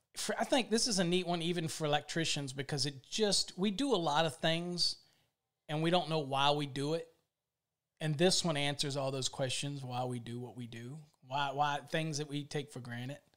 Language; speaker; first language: English; native; English